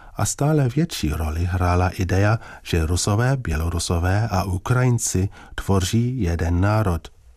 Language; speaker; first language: Czech; native; Czech